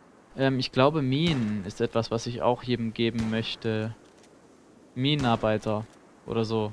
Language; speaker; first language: German; native; German